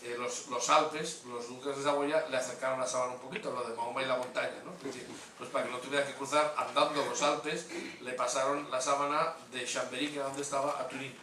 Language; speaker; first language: Spanish; native; Spanish